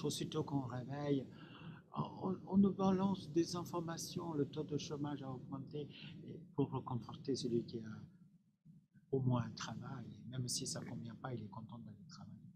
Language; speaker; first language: French; non-native, fluent; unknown